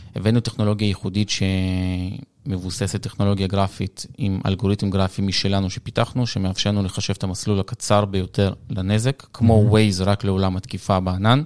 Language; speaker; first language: Hebrew; early bilingual, other home language; Russian